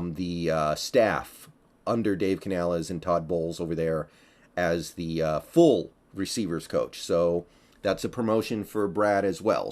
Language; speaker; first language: English; native; English